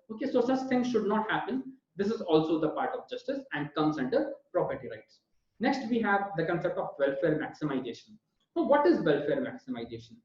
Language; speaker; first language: English; non-native, local second language; Hindi